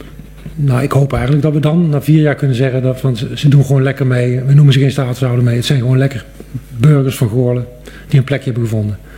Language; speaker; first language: Dutch; native; Dutch